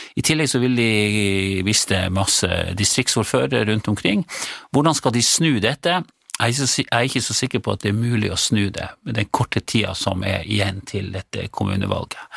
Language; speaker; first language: Norwegian; native; Norwegian